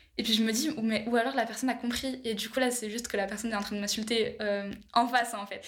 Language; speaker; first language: French; native; French